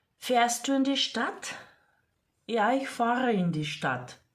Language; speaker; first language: German; non-native, fluent; Ukrainian